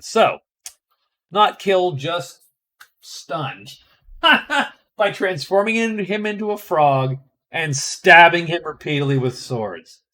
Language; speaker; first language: English; native; English